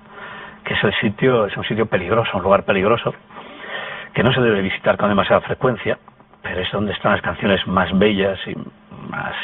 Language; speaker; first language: Spanish; native; Spanish